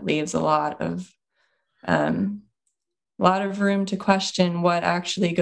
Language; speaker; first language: English; native; English